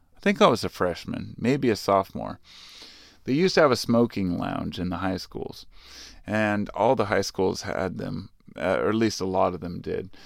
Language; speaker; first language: English; native; English